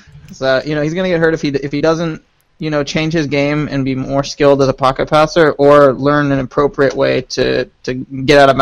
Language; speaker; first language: English; native; English